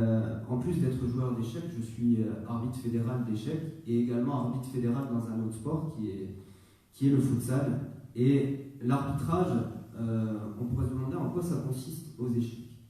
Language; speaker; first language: French; native; French